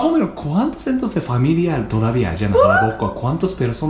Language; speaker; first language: Spanish; non-native, learner; Japanese